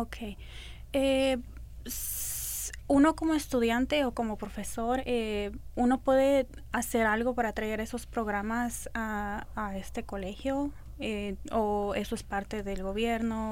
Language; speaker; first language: Spanish; early bilingual, other home language; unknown